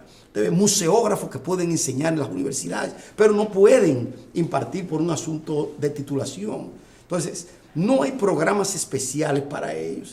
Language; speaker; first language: Spanish; native; Spanish